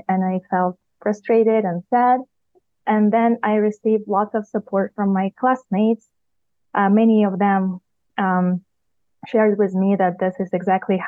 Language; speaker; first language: English; non-native, fluent; Ukrainian